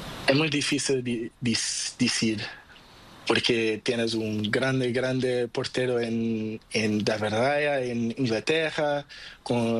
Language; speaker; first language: Spanish; non-native, learner; Portuguese